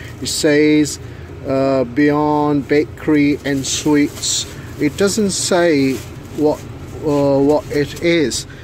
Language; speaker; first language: English; non-native, local second language; Punjabi